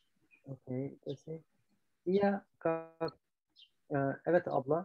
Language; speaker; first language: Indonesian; non-native, learner; Turkish